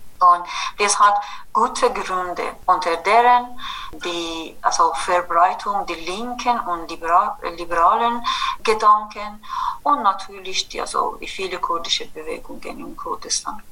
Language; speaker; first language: German; non-native, fluent; Kurdish